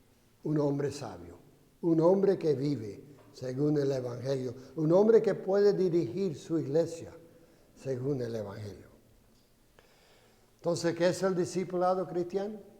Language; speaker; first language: Spanish; non-native, fluent; English